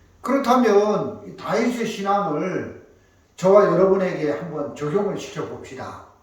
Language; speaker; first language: Korean; native; Korean